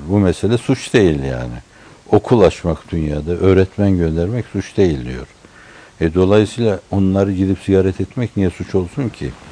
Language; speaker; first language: Turkish; native; Turkish